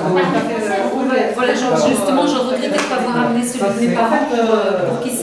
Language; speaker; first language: French; native; French